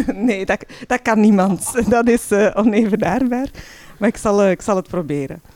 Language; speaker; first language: Dutch; early bilingual, other home language; Arabic